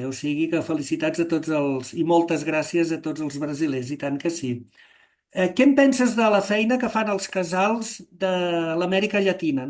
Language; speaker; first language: Catalan; native; Catalan